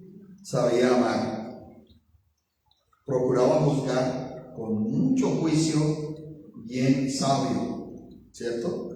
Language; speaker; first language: Spanish; native; Spanish